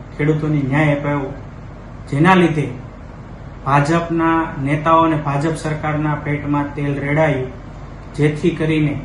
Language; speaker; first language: Gujarati; native; Gujarati